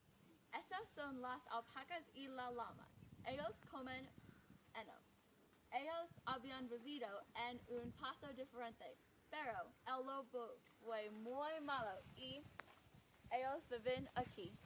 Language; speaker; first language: Spanish; non-native, learner; English